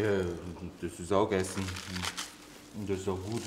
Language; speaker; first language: German; non-native, fluent; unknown